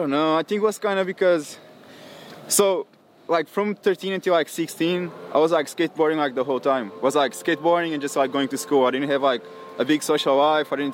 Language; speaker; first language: English; non-native, fluent; Portuguese